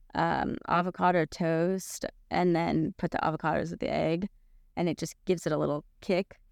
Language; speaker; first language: English; native; English